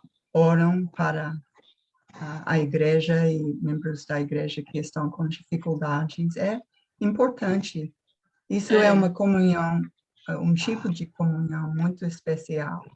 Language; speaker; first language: Portuguese; non-native, fluent; English